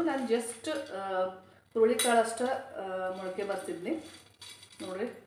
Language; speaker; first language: Kannada; native; Kannada